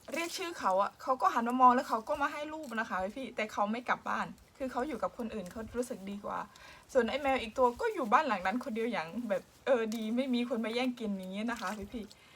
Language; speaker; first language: Thai; native; Thai